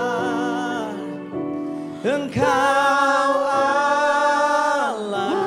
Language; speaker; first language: Indonesian; native; Indonesian